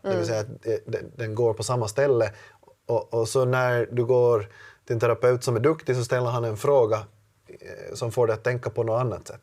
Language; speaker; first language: Swedish; native; Swedish